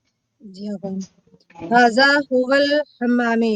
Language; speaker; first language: Arabic; non-native, learner; Urdu